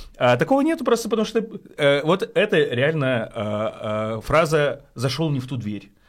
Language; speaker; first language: Russian; native; Russian